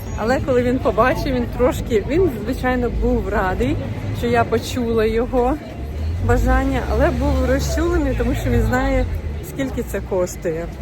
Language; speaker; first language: Ukrainian; native; Ukrainian